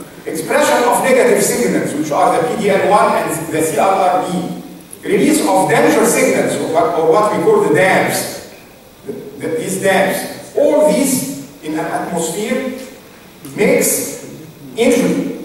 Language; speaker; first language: English; non-native, fluent; Arabic